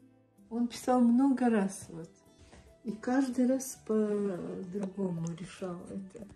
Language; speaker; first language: Russian; non-native, local second language; Tajik